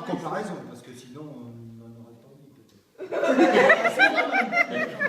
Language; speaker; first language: French; native; French